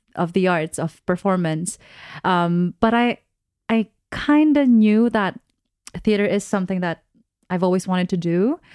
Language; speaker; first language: English; non-native, local second language; Filipino